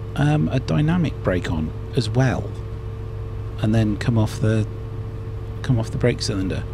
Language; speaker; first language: English; native; English